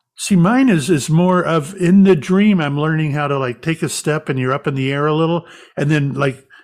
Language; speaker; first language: English; native; English